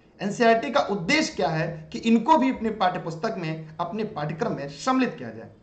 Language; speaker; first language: Hindi; native; Hindi